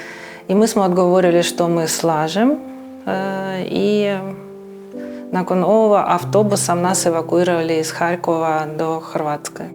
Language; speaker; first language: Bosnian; non-native, learner; Ukrainian